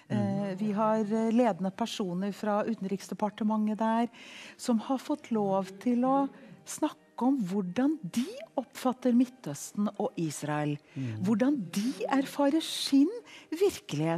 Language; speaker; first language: Norwegian; early bilingual, heritage; Norwegian